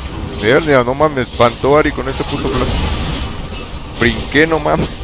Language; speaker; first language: Spanish; native; Spanish